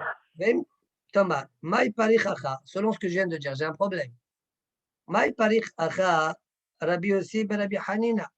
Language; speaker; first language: French; native; French